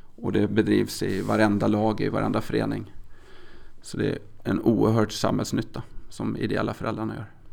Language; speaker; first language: Swedish; native; Swedish